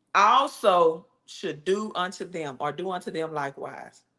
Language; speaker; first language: English; native; English